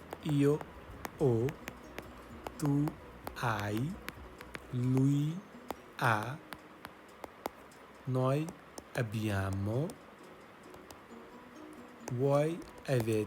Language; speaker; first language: Italian; non-native, learner; English